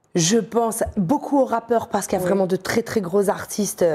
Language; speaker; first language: French; native; French